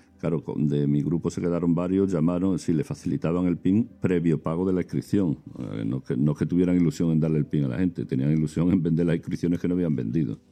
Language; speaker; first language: Spanish; native; Spanish